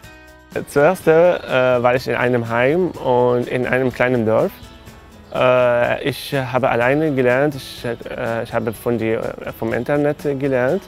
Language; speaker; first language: German; non-native, learner; Arabic